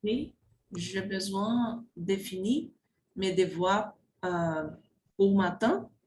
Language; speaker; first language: French; non-native, learner; Portuguese